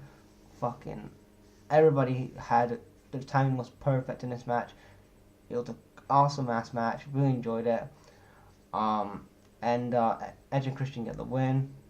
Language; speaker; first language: English; native; English